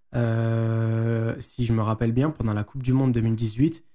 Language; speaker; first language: French; native; French